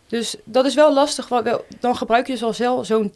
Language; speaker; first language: Dutch; native; Dutch